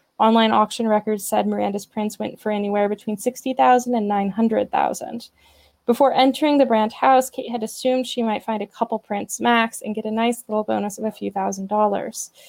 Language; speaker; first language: English; native; English